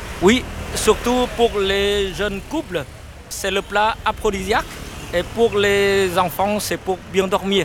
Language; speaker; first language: French; non-native, fluent; Vietnamese